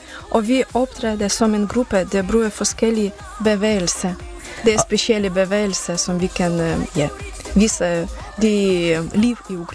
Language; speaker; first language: Danish; non-native, learner; Ukrainian